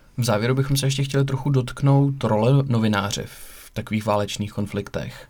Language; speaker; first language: Czech; native; Czech